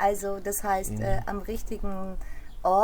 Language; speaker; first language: German; native; German